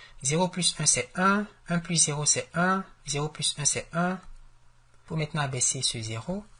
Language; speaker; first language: French; native; French